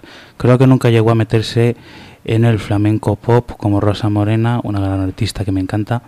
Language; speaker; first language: Spanish; native; Spanish